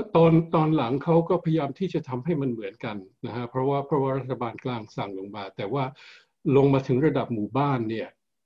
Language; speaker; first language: Thai; early bilingual, heritage; Thai